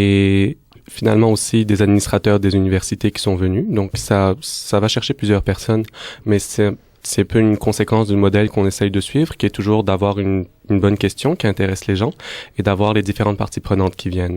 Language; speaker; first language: French; native; French